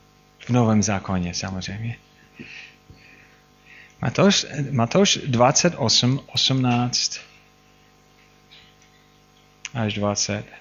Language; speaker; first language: Czech; non-native, fluent; English